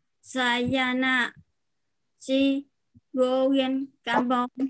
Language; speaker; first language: Indonesian; non-native, learner; Vietnamese